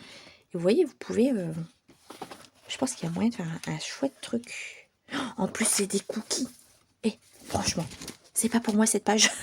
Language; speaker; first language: French; native; French